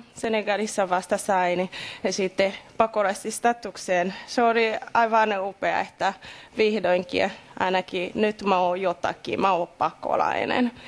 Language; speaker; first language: Finnish; non-native, fluent; Kinyarwanda